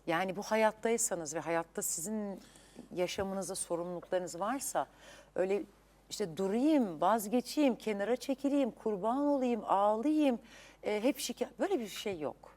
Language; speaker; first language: Turkish; native; Turkish